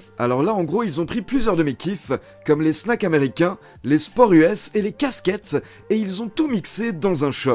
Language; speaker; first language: French; native; French